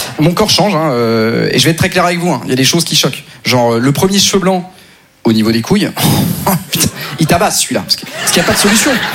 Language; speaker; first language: French; native; French